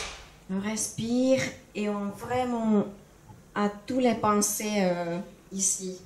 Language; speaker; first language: French; non-native, fluent; Finnish